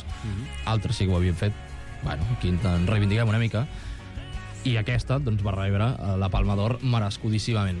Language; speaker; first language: Catalan; native; Catalan